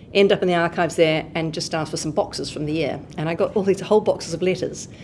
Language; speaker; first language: English; native; English